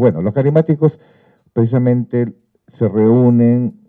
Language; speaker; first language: Spanish; native; Spanish